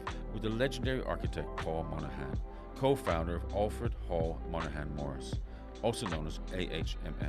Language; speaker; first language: English; native; English